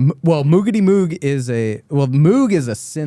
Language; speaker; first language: English; native; English